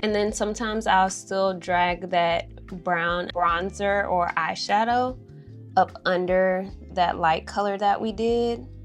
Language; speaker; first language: English; native; English